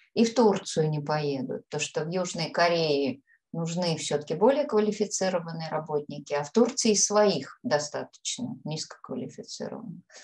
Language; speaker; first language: Russian; native; Russian